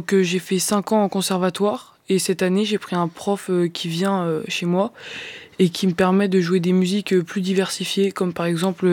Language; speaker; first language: French; native; French